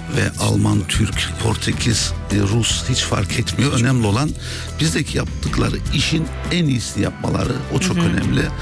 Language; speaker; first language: Turkish; early bilingual, heritage; German